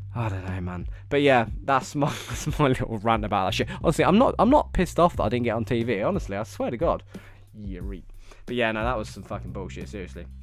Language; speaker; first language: English; native; English